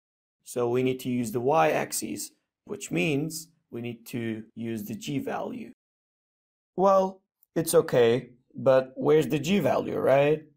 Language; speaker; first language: English; non-native, fluent; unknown